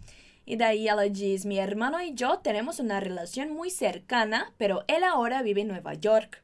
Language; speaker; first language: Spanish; non-native, fluent; Portuguese